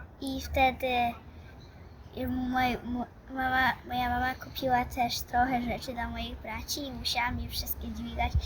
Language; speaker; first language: Polish; early bilingual, heritage; Polish